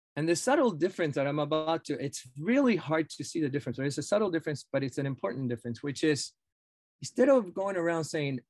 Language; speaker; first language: English; non-native, fluent; Spanish